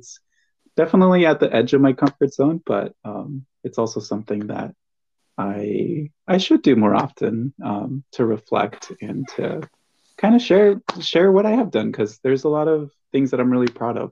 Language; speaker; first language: English; early bilingual, other home language; Spanish